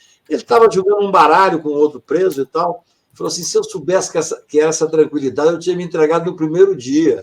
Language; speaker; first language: Portuguese; native; Portuguese